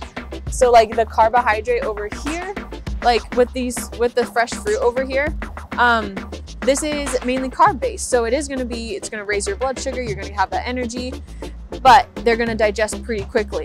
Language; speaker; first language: English; native; English